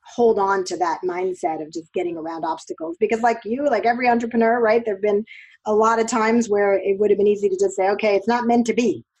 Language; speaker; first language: English; native; English